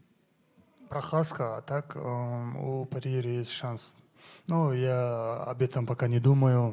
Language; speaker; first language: Russian; non-native, local second language; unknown